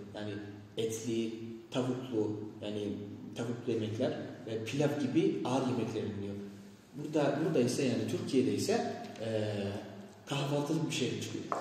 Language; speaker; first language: Turkish; non-native, fluent; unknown